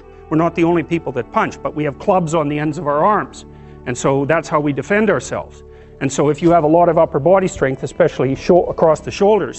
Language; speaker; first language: English; native; English